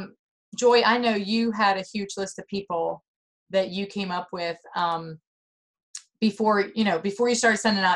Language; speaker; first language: English; native; English